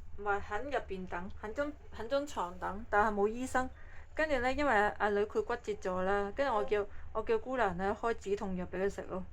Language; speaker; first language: Cantonese; native; Cantonese